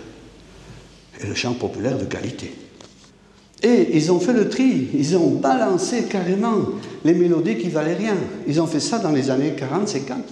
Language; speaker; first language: French; native; French